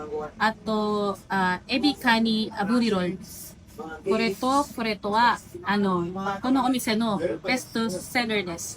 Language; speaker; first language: Japanese; non-native, learner; Filipino